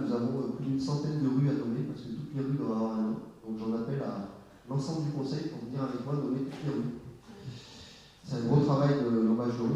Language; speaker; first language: French; native; French